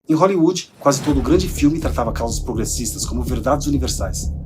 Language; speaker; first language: Portuguese; native; Portuguese